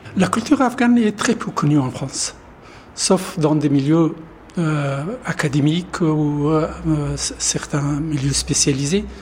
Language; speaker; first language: French; non-native, fluent; Pashto